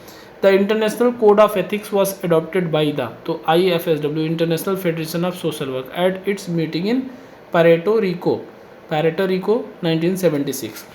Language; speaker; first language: Hindi; native; Hindi